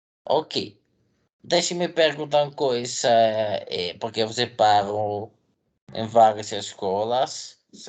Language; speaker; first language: Portuguese; non-native, fluent; Dutch